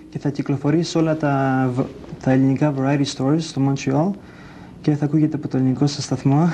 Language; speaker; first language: Greek; early bilingual, heritage; Greek